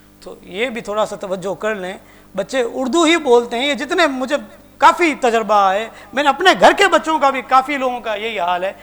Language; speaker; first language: Urdu; non-native, local second language; Punjabi